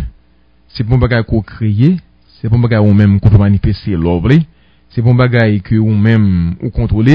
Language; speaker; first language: French; non-native, local second language; Haitian Creole